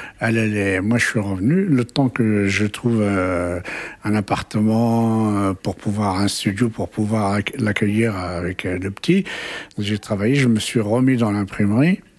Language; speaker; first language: French; early bilingual, other home language; Kabyle